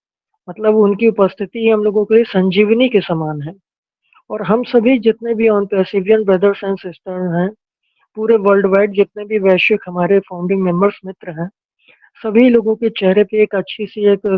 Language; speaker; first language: Hindi; native; Hindi